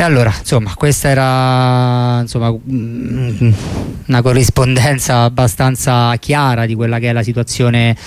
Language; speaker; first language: Italian; native; Italian